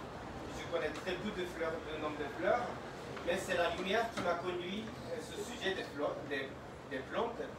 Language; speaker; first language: French; non-native, fluent; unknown